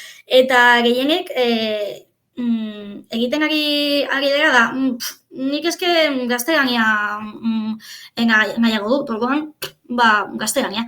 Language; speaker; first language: Basque; non-native, fluent; Catalan